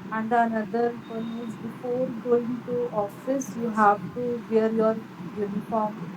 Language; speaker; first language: English; non-native, learner; Hindi